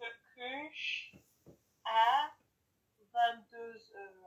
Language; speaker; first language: French; non-native, learner; English